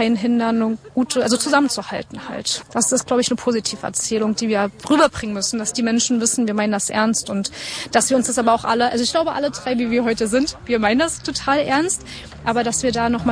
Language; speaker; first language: German; native; German